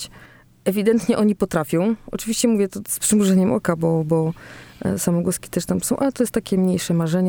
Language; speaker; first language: Polish; native; Polish